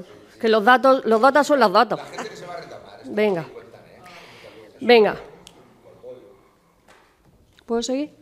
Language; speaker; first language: Spanish; native; Spanish